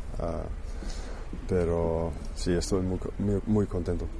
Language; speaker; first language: Spanish; non-native, learner; Icelandic